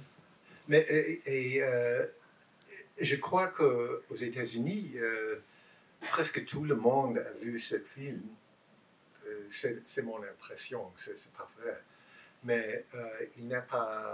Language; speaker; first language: French; non-native, learner; English